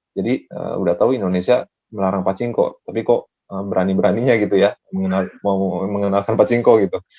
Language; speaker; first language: Indonesian; native; Indonesian